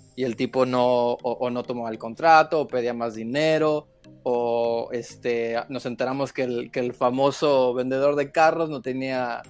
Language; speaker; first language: Spanish; early bilingual, heritage; Spanish